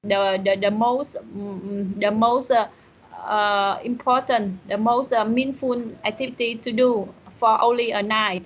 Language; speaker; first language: English; non-native, learner; Vietnamese